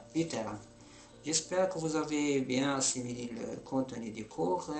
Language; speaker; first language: French; non-native, local second language; Arabic